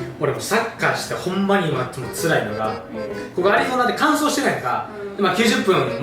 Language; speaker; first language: Japanese; native; Japanese